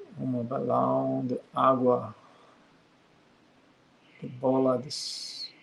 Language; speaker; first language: Portuguese; non-native, fluent; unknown